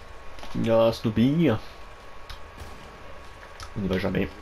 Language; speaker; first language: French; native; French